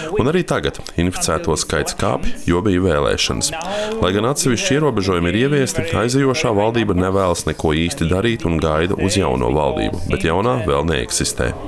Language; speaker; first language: Latvian; native; Latvian